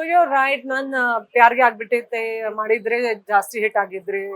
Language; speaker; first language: Kannada; non-native, learner; Hindi